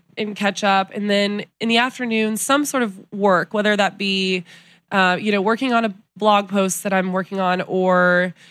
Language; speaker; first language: English; native; English